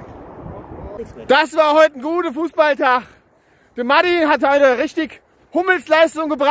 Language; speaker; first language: German; native; German